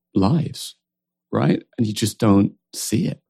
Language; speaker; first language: English; native; English